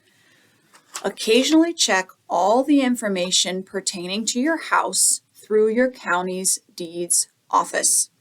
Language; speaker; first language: English; native; English